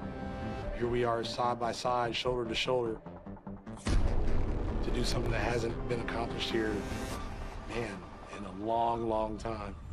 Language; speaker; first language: English; native; English